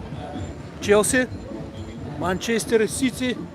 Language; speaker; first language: English; non-native, learner; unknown